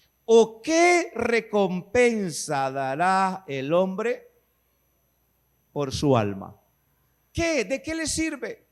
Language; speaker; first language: Spanish; native; Spanish